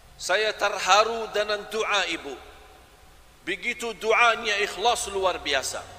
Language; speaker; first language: Malay; non-native, fluent; Arabic